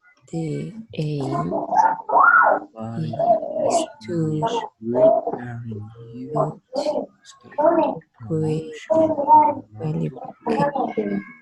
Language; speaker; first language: English; non-native, learner; Spanish